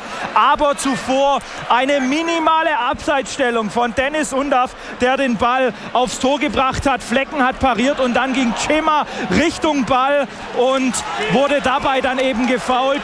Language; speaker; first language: German; native; German